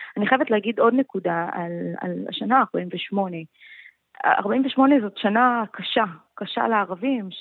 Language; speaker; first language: Hebrew; non-native, local second language; Arabic